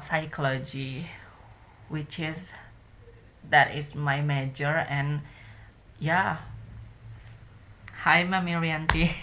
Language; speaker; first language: English; non-native, learner; Indonesian